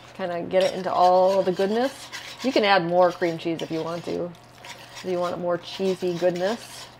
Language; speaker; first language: English; native; English